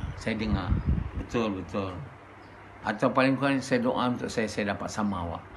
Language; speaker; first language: Malay; native; Malay